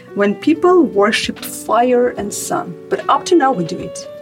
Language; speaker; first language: English; non-native, fluent; Armenian